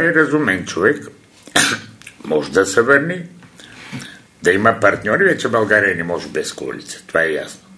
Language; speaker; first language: Bulgarian; non-native, local second language; Turkish